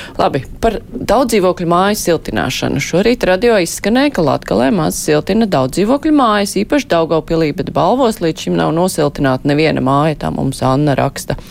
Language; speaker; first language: Latvian; native; Latvian